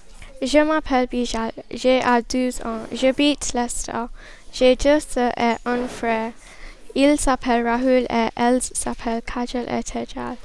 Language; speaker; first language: French; non-native, learner; English